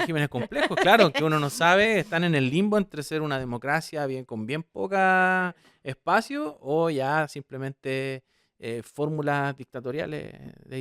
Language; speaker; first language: Spanish; native; Spanish